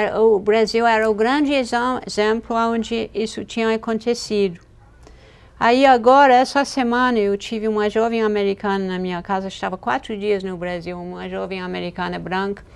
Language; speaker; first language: Portuguese; non-native, fluent; English